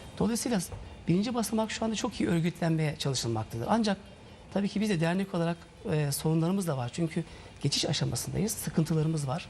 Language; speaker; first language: Turkish; native; Turkish